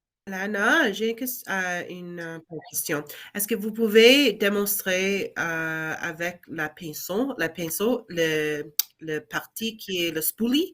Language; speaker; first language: French; non-native, learner; English